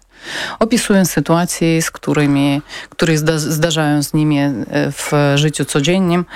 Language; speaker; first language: Polish; non-native, fluent; Ukrainian